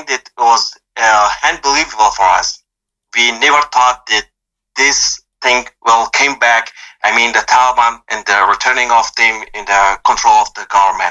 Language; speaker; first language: English; non-native, fluent; Persian